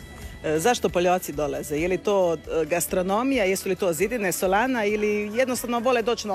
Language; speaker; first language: Serbian; native; Serbian